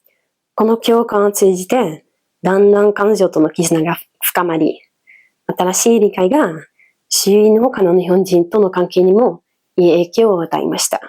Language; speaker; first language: Japanese; non-native, fluent; Dutch